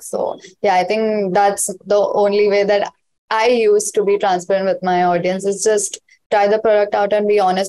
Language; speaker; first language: English; non-native, local second language; Hindi